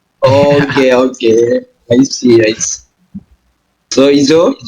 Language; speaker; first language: English; non-native, learner; Malay